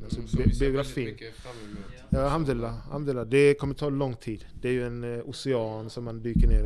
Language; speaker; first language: Swedish; native; Swedish